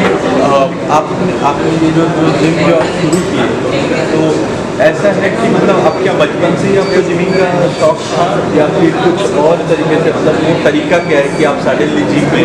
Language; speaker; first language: Hindi; native; Hindi